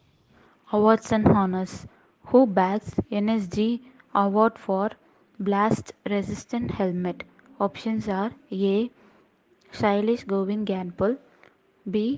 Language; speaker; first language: English; non-native, local second language; Tamil